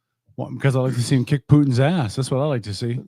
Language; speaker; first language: English; native; English